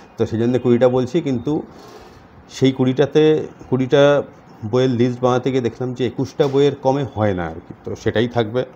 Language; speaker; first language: Bangla; native; Bangla